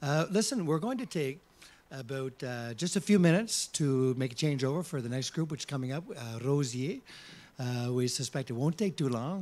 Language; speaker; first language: English; early bilingual, other home language; French